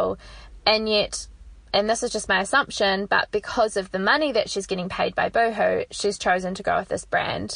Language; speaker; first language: English; native; English